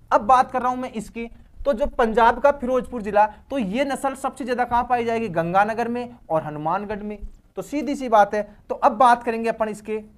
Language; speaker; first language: Hindi; native; Hindi